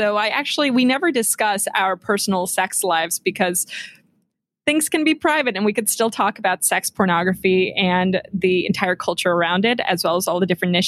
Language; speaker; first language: English; native; English